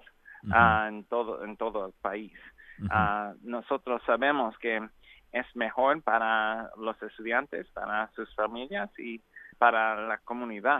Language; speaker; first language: Spanish; non-native, learner; English